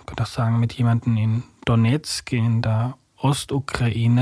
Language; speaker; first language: German; native; German